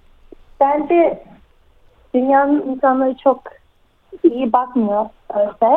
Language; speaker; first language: Turkish; early bilingual, heritage; Turkish